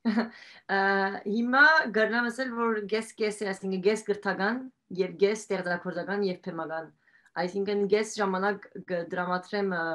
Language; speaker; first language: Armenian; early bilingual, heritage; Armenian